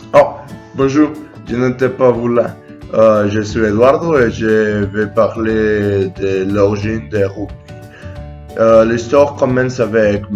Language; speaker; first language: French; non-native, learner; Spanish